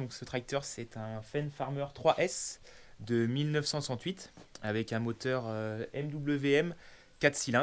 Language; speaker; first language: French; native; French